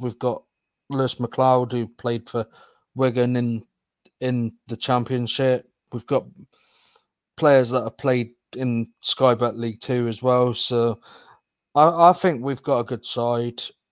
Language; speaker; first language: English; native; English